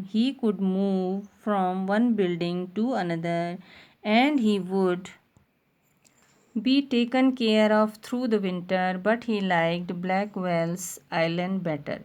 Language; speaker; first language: English; non-native, local second language; Hindi